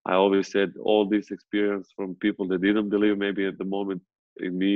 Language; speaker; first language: English; non-native, fluent; Serbian